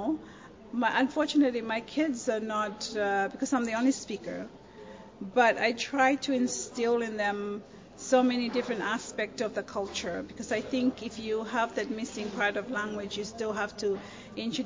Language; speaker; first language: English; non-native, fluent; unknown